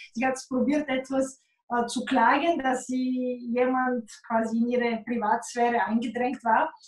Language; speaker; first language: German; non-native, fluent; Bulgarian